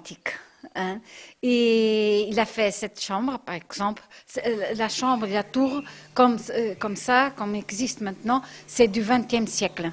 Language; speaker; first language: French; non-native, fluent; Portuguese